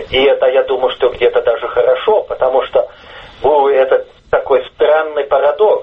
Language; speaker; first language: Russian; early bilingual, heritage; English